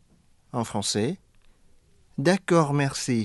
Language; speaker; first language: French; non-native, fluent; Indonesian